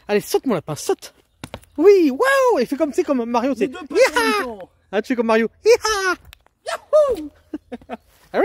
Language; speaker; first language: French; native; French